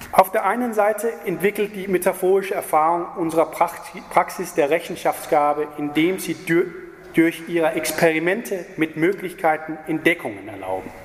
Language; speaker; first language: German; non-native, fluent; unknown